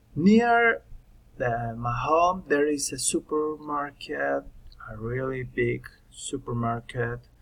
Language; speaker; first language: English; non-native, learner; Spanish